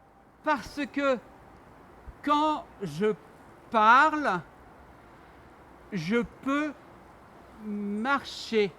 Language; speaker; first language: French; non-native, learner; Armenian